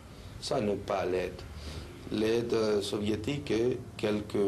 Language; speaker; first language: French; non-native, local second language; Spanish